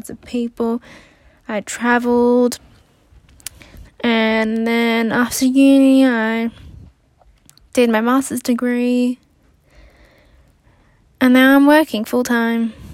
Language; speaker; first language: English; native; English